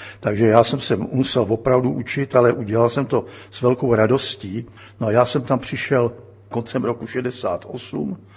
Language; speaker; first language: Czech; native; Czech